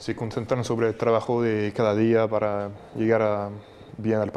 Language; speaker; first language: Spanish; native; Spanish